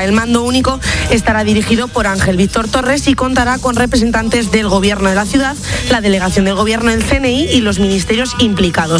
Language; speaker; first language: Spanish; native; Spanish